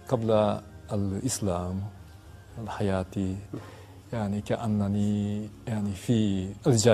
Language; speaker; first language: Arabic; non-native, fluent; Japanese